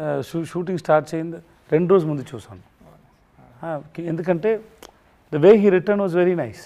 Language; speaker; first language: Telugu; non-native, learner; Tamil